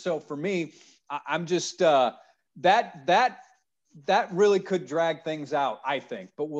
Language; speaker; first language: English; native; English